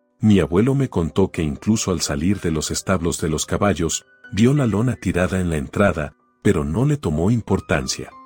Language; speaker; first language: Spanish; native; Spanish